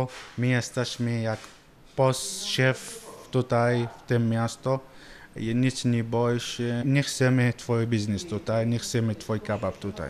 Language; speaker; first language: Polish; non-native, learner; Arabic